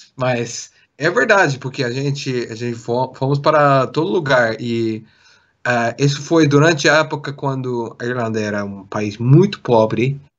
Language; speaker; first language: Portuguese; non-native, fluent; English